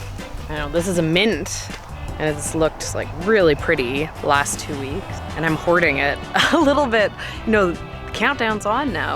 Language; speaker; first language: English; native; English